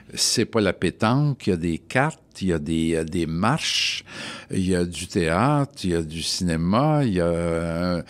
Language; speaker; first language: French; native; French